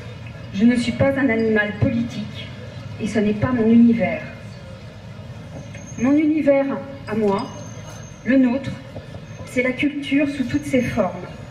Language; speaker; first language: French; native; French